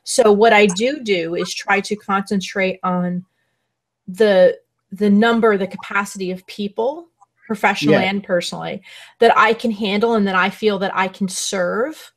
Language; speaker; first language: English; native; English